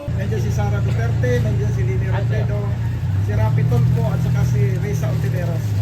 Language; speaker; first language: Filipino; native; Filipino